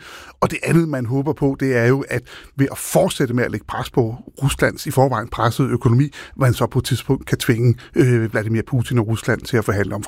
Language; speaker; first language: Danish; native; Danish